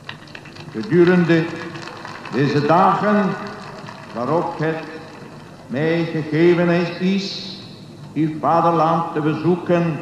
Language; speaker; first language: Dutch; non-native, learner; Polish